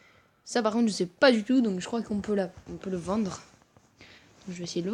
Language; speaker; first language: French; native; French